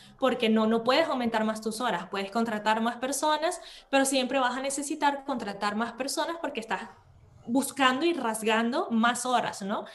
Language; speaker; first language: Spanish; native; Spanish